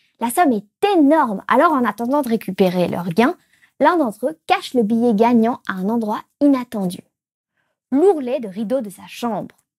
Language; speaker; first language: French; native; French